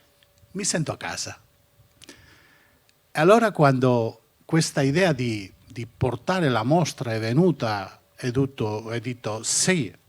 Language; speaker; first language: Italian; non-native, fluent; Catalan